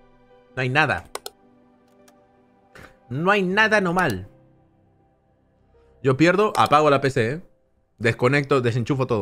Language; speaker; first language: Spanish; native; Spanish